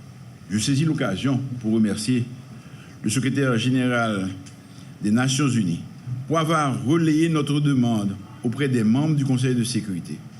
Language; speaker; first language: French; non-native, local second language; Haitian Creole